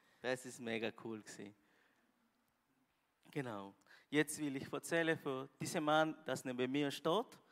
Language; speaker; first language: German; non-native, learner; Spanish